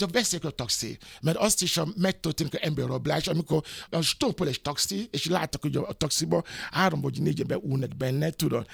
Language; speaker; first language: Hungarian; non-native, fluent; Yoruba